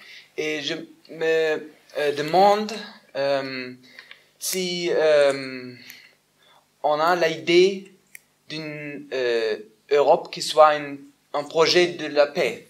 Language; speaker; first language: French; non-native, fluent; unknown